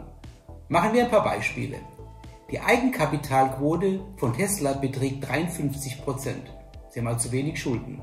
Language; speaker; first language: German; native; German